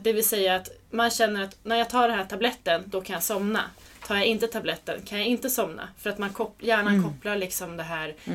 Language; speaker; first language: Swedish; native; Swedish